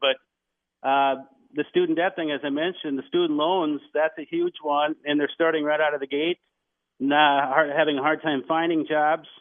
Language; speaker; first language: English; native; English